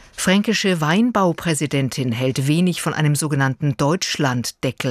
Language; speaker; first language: German; native; German